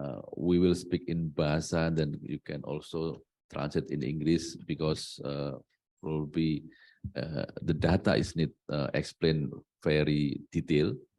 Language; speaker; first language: English; non-native, learner; Indonesian